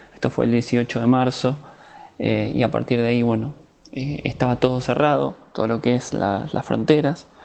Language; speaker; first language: Spanish; native; Spanish